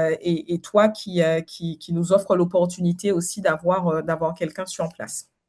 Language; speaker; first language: French; native; French